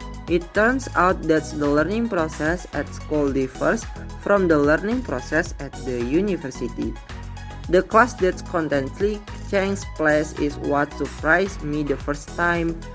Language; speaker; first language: English; non-native, learner; Indonesian